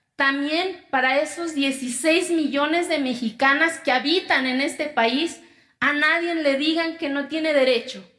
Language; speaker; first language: Spanish; non-native, local second language; Zapotec